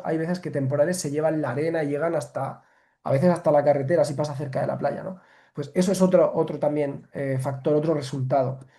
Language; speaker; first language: Spanish; native; Spanish